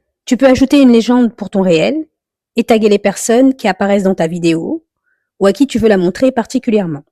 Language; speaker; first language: French; native; French